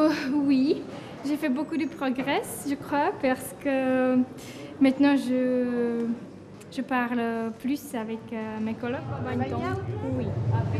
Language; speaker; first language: French; non-native, fluent; Czech